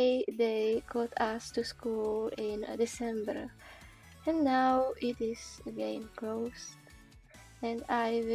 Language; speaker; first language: English; non-native, learner; Czech